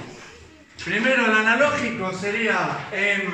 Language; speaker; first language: Spanish; native; Spanish